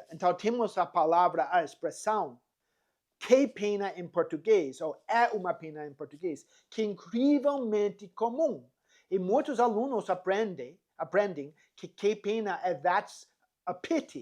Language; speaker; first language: Portuguese; non-native, fluent; English